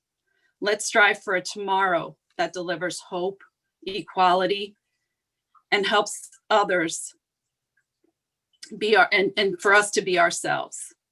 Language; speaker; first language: English; native; English